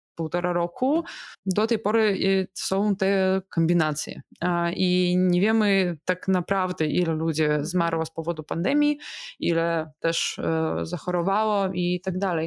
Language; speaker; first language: Polish; non-native, fluent; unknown